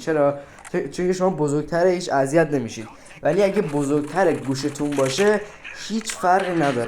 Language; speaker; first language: Persian; native; Persian